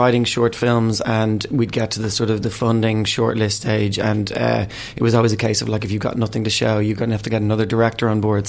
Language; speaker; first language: English; native; English